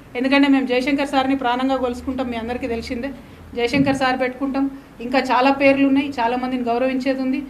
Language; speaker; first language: Telugu; native; Telugu